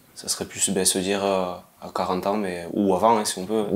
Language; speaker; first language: French; native; French